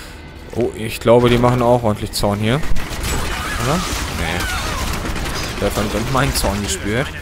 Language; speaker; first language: German; native; German